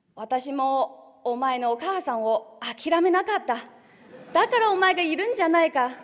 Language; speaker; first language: Japanese; non-native, fluent; Chinese